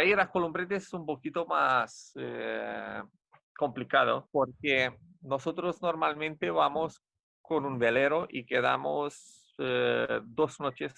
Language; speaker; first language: Spanish; non-native, fluent; Romanian